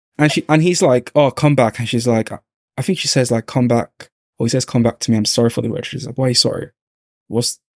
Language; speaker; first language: English; native; English